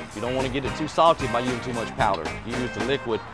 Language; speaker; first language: English; native; English